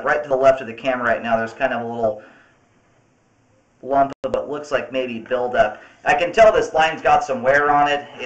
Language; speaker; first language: English; native; English